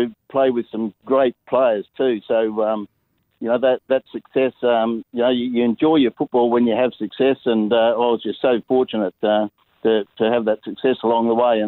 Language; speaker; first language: English; native; English